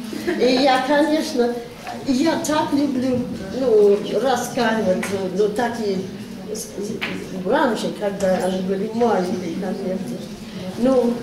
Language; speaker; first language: Russian; non-native, learner; English